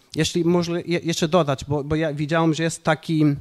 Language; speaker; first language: Polish; non-native, fluent; Portuguese